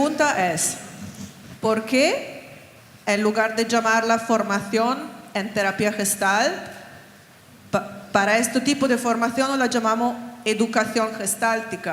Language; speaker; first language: Spanish; non-native, fluent; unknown